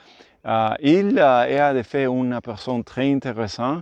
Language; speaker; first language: French; non-native, learner; Spanish